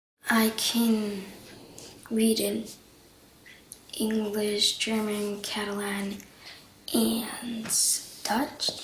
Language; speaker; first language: English; early bilingual, heritage; English